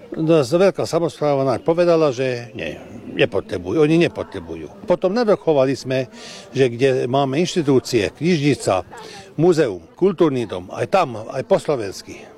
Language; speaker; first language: Slovak; early bilingual, heritage; Hungarian